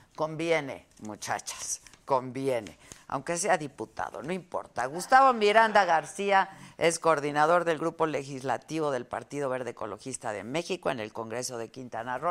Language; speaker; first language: Spanish; native; Spanish